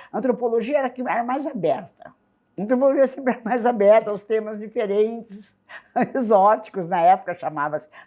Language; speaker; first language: Portuguese; native; Portuguese